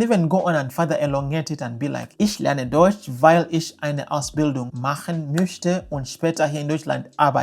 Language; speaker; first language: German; non-native, fluent; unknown